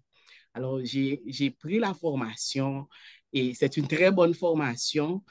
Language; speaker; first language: French; non-native, local second language; Haitian Creole